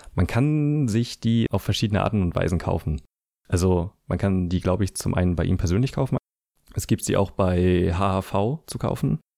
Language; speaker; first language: German; native; German